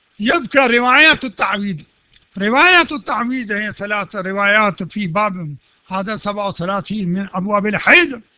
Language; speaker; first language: Arabic; non-native, fluent; Urdu